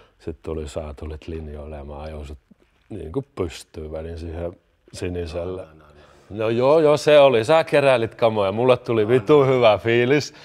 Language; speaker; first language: Finnish; native; Finnish